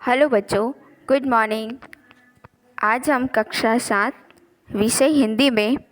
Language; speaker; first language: Hindi; non-native, local second language; Gujarati